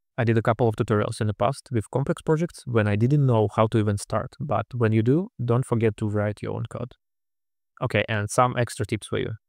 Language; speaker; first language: English; non-native, fluent; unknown